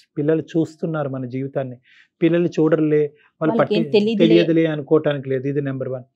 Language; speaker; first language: Telugu; native; Telugu